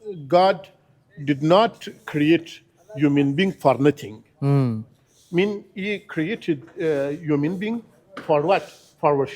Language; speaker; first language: English; non-native, learner; Persian